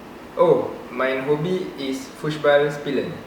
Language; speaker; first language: German; non-native, learner; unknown